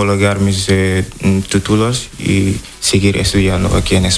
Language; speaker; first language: Spanish; non-native, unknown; Wolof